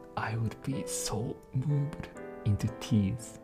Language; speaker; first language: English; non-native, fluent; Japanese